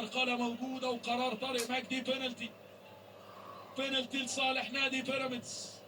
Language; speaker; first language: Arabic; native; Arabic